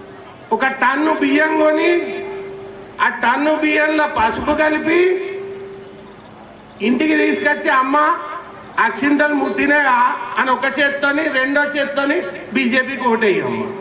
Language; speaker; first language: Telugu; native; Telugu